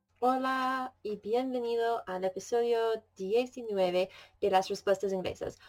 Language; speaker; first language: Spanish; non-native, fluent; English